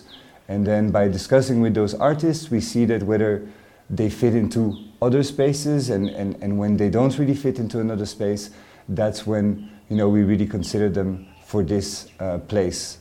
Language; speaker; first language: English; non-native, fluent; French